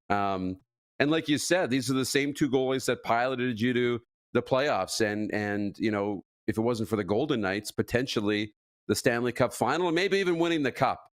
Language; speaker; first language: English; native; English